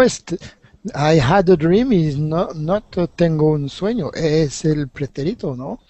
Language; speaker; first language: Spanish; non-native, learner; French